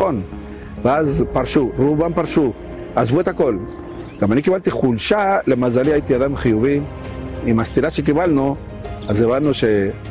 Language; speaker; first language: Hebrew; non-native, fluent; Spanish